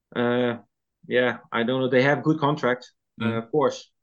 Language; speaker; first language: English; non-native, fluent; Dutch